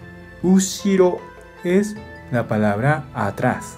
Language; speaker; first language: Spanish; non-native, fluent; Japanese